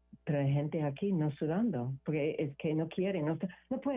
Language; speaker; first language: Spanish; non-native, learner; English